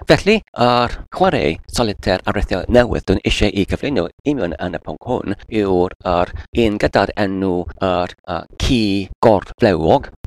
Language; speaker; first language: Welsh; non-native, learner; English